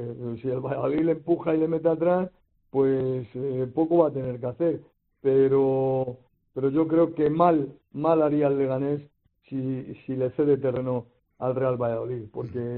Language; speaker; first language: Spanish; native; Spanish